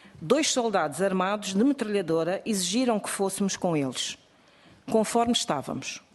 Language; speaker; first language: Portuguese; native; Portuguese